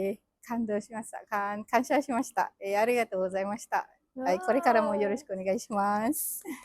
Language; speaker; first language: Japanese; non-native, fluent; Malay